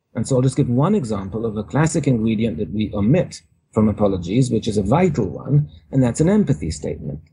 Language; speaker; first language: English; native; English